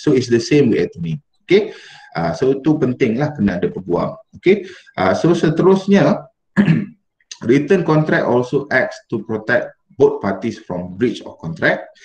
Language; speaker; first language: English; non-native, local second language; Malay